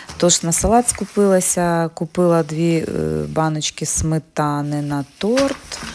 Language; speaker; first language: Ukrainian; non-native, local second language; Russian